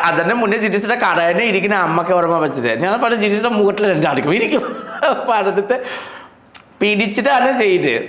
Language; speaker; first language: Malayalam; non-native, local second language; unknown